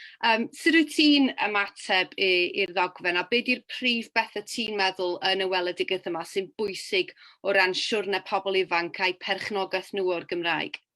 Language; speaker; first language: Welsh; native; Welsh